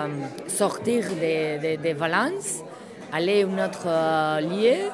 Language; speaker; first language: French; non-native, learner; Spanish